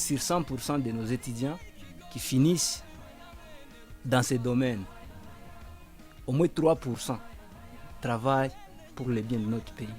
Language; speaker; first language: French; non-native, local second language; Kinyarwanda